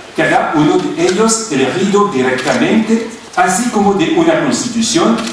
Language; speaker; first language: Spanish; non-native, fluent; French